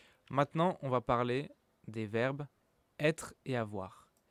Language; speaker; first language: French; native; French